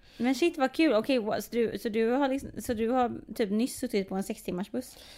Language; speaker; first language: Swedish; native; Swedish